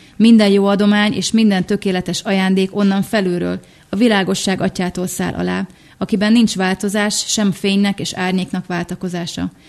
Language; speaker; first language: Hungarian; native; Hungarian